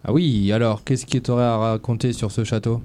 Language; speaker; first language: French; native; French